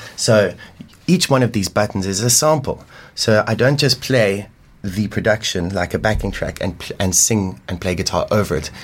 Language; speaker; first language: English; native; English